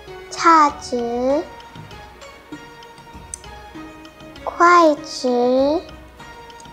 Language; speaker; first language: Chinese; non-native, learner; Indonesian